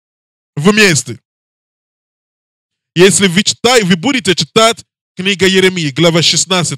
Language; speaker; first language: Russian; non-native, learner; English